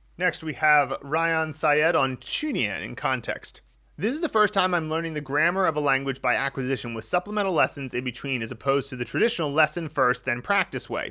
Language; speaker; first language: English; native; English